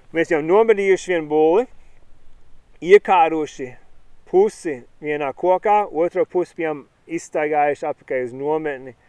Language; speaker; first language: Latvian; early bilingual, heritage; Latvian